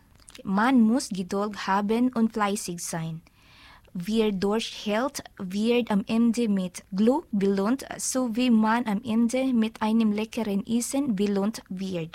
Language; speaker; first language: German; non-native, learner; Filipino